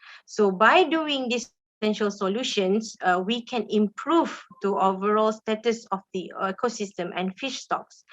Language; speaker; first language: English; non-native, local second language; Malay